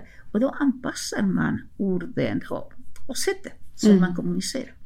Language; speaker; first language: Swedish; non-native, fluent; Spanish